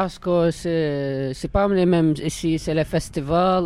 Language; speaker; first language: French; non-native, learner; Arabic